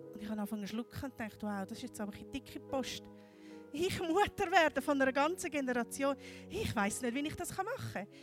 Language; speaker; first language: German; native; German